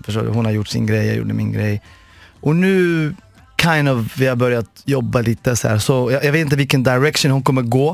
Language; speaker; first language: Swedish; non-native, fluent; Arabic